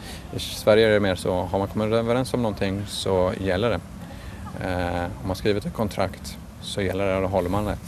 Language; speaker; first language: Swedish; native; Swedish